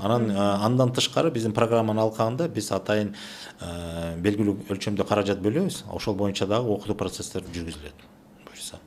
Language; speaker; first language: Kyrgyz; native; Kyrgyz